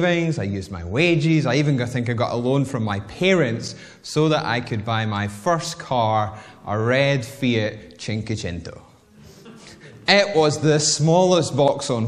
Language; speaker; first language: English; native; English